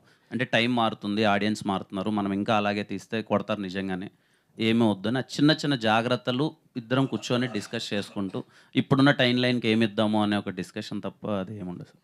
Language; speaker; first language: Telugu; native; Telugu